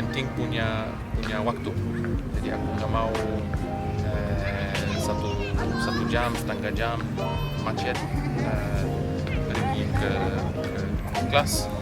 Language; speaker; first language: Indonesian; non-native, fluent; Polish